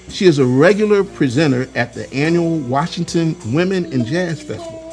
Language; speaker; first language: English; native; English